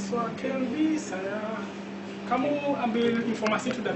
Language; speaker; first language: Indonesian; non-native, learner; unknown